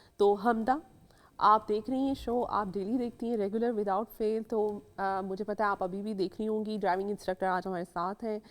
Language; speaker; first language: Urdu; native; Urdu